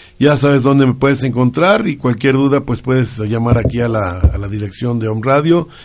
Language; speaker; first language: Spanish; native; Spanish